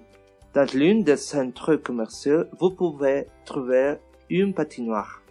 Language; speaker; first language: French; non-native, learner; Spanish